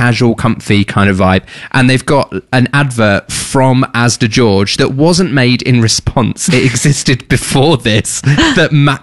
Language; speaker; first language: English; native; English